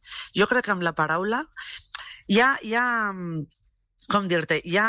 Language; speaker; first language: Catalan; non-native, local second language; Spanish